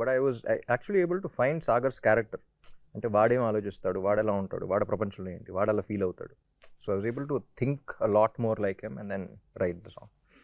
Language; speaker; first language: Telugu; native; Telugu